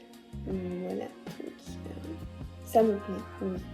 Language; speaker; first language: French; non-native, learner; Russian